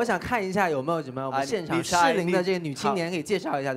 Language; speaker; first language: Chinese; native; Chinese